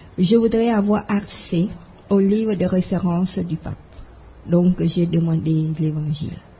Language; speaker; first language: French; non-native, fluent; Khmer